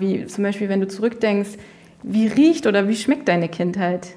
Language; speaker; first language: German; native; German